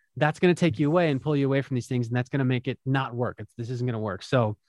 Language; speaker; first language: English; native; English